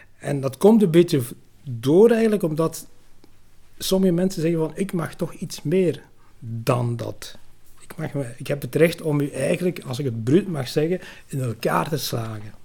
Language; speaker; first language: Dutch; early bilingual, other home language; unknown